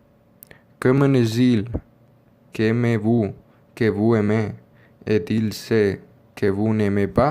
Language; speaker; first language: French; non-native, learner; Spanish